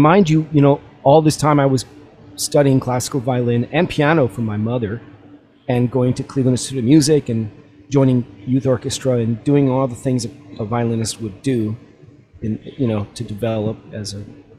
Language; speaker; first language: English; early bilingual, other home language; Russian